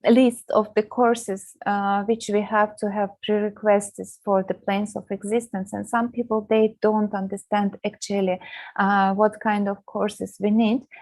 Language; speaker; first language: English; non-native, fluent; Russian